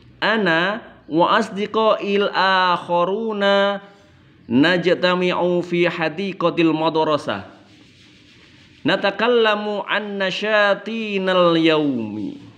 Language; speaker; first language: Arabic; non-native, fluent; Indonesian